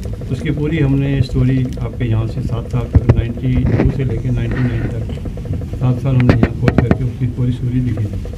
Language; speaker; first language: Hindi; non-native, local second language; Punjabi